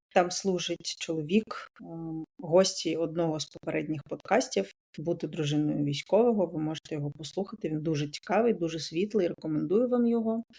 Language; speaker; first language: Ukrainian; native; Ukrainian